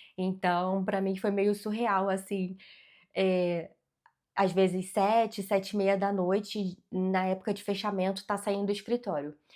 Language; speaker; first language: Portuguese; native; Portuguese